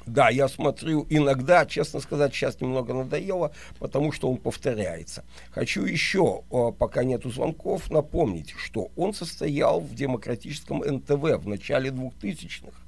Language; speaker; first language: Russian; native; Russian